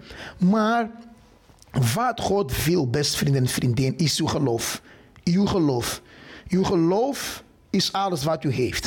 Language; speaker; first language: Dutch; non-native, fluent; Portuguese